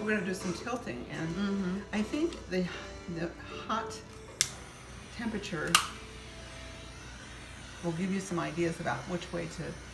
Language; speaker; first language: English; native; English